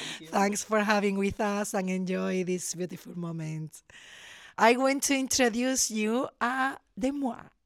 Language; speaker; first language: English; non-native, learner; Spanish